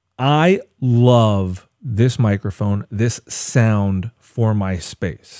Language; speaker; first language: English; native; English